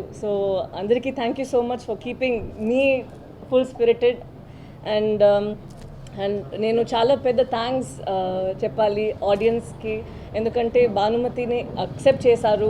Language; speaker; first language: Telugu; non-native, local second language; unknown